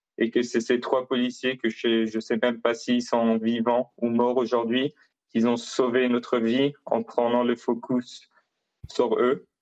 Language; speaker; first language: French; non-native, fluent; Hebrew